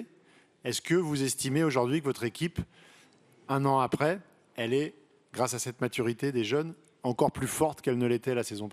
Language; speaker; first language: French; native; French